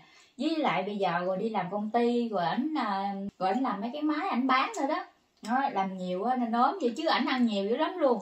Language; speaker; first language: Vietnamese; native; Vietnamese